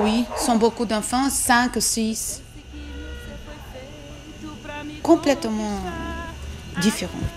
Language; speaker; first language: French; non-native, learner; Portuguese